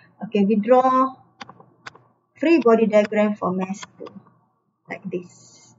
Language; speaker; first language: English; non-native, local second language; Malay